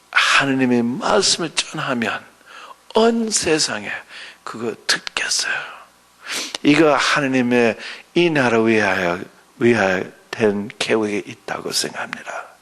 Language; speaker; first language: Korean; early bilingual, other home language; English